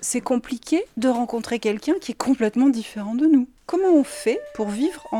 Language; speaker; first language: French; native; French